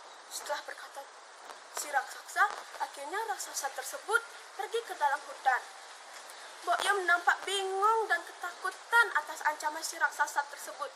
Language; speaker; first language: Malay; non-native, local second language; Balinese